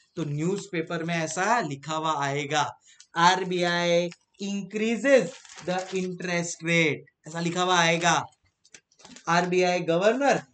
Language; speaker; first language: Hindi; native; Hindi